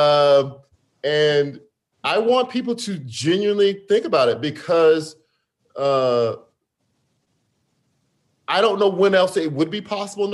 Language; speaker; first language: English; native; English